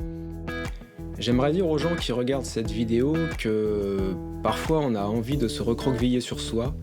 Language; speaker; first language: French; native; French